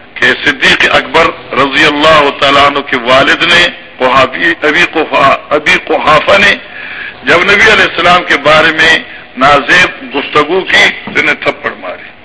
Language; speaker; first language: Urdu; non-native, local second language; Pashto